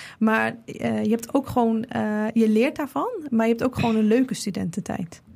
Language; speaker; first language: Dutch; early bilingual, other home language; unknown